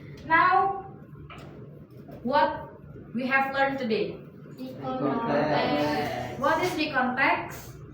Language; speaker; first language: English; non-native, learner; Indonesian